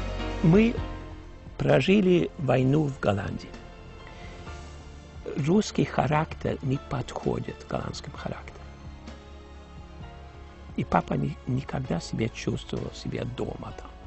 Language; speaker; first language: Russian; early bilingual, heritage; Russian